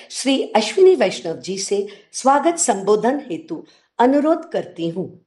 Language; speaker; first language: Hindi; native; Hindi